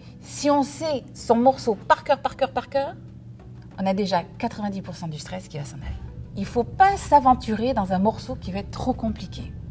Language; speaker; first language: French; native; French